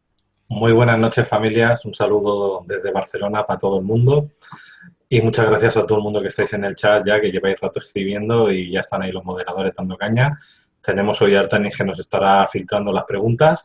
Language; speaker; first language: Spanish; native; Spanish